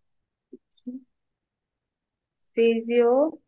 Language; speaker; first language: German; non-native, learner; Bangla